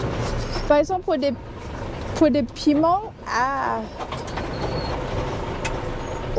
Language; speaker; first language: French; non-native, fluent; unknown